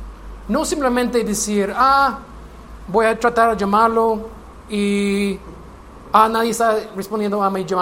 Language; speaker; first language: Spanish; non-native, learner; English